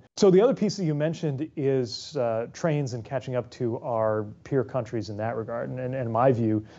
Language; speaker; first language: English; native; English